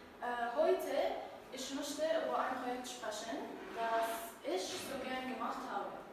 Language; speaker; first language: German; non-native, learner; Arabic